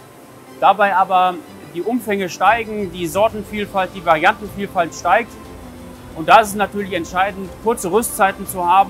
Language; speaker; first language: German; native; German